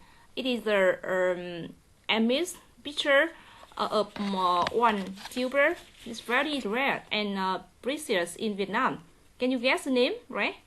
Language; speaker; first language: English; non-native, learner; Vietnamese